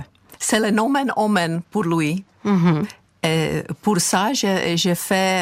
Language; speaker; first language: French; non-native, fluent; Czech